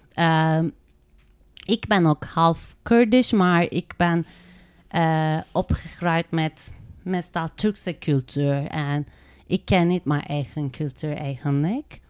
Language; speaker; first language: Dutch; non-native, learner; Turkish